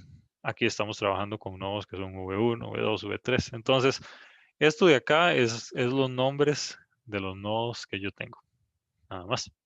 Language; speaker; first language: Spanish; native; Spanish